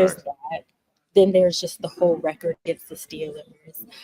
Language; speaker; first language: English; native; English